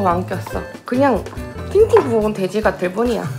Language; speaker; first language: Korean; native; Korean